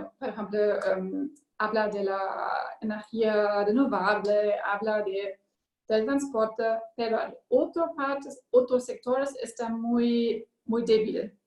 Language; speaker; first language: Spanish; non-native, learner; German